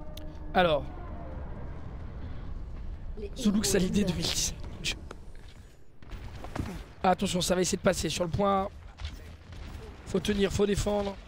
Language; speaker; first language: French; native; French